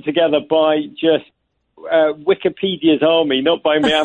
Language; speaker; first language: English; native; English